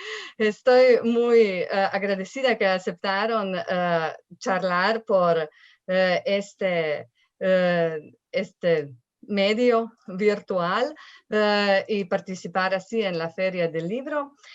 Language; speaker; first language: Spanish; non-native, fluent; Slovenian